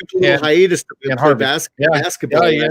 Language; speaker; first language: English; native; English